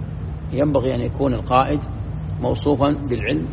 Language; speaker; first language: Arabic; native; Arabic